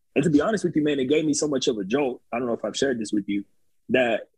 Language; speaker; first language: English; native; English